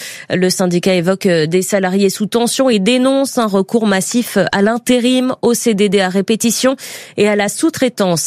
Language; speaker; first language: French; native; French